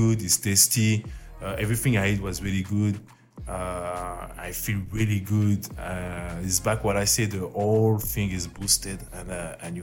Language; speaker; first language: English; non-native, learner; French